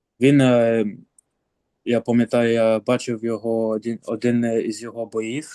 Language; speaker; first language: Ukrainian; early bilingual, heritage; Ukrainian